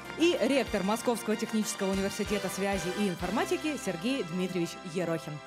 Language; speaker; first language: Russian; native; Russian